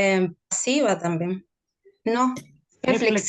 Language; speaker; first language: Portuguese; non-native, learner; Spanish